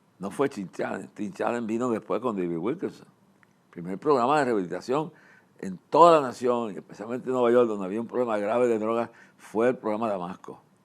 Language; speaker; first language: Spanish; non-native, fluent; English